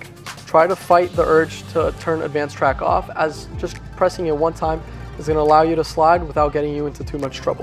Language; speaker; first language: English; native; English